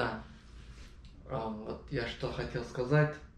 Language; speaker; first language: Russian; non-native, learner; Azerbaijani